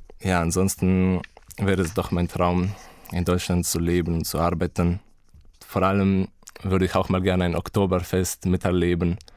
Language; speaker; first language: German; non-native, fluent; Slovenian